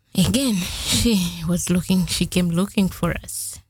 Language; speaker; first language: English; non-native, local second language; Ganda